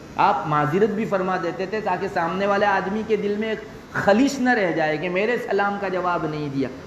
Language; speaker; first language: Urdu; non-native, local second language; Gujarati